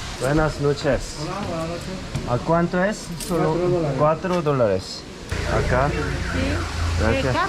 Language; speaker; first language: Spanish; non-native, learner; Korean